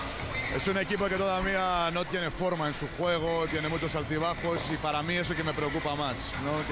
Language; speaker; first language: Spanish; non-native, fluent; Greek